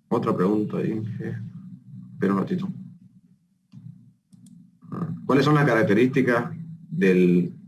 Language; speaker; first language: Spanish; native; Spanish